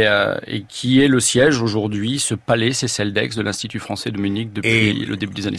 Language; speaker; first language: French; native; French